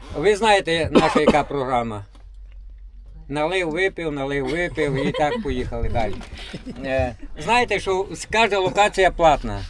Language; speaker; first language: Ukrainian; native; Ukrainian